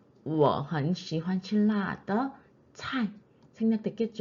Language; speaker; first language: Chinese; non-native, fluent; Korean